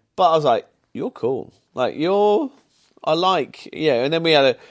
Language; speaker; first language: English; native; English